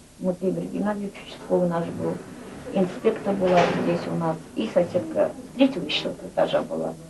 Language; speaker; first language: Russian; native; Russian